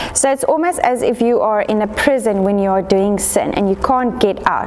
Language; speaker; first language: English; non-native, local second language; Afrikaans